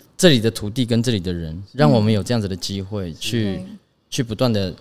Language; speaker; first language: Chinese; non-native, local second language; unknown